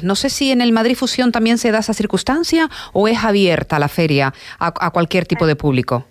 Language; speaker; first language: Spanish; native; Spanish